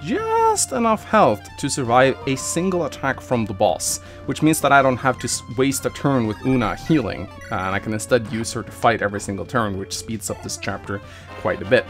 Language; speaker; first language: English; native; English